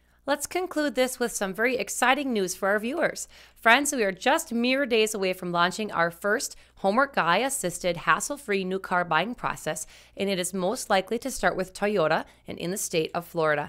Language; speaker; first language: English; native; English